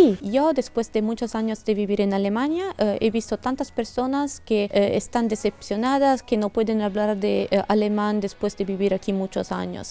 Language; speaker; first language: Spanish; non-native, fluent; Italian